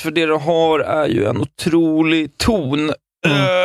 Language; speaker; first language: Swedish; native; Swedish